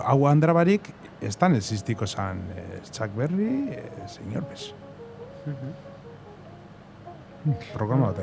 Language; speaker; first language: Basque; native; Basque